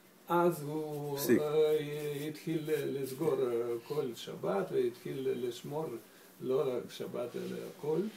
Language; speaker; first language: Hebrew; non-native, fluent; Russian